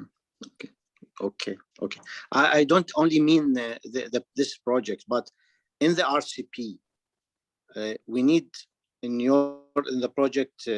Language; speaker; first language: English; non-native, fluent; Arabic